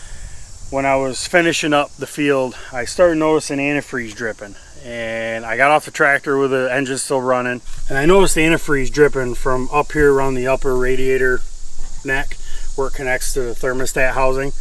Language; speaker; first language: English; native; English